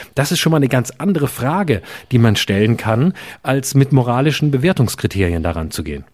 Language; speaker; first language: German; native; German